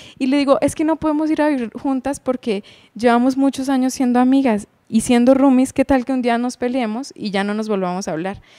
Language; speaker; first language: Spanish; native; Spanish